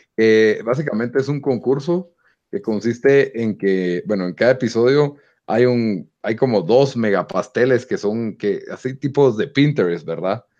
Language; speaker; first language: Spanish; native; Spanish